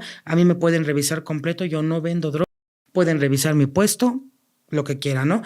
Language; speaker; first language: Spanish; native; Spanish